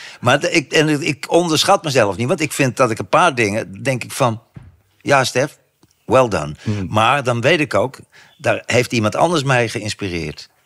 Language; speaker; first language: Dutch; native; Dutch